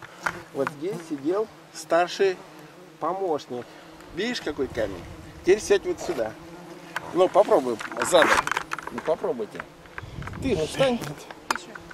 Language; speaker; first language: Russian; native; Russian